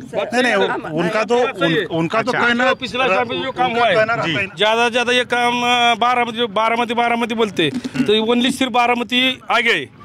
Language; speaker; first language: Hindi; non-native, local second language; Marathi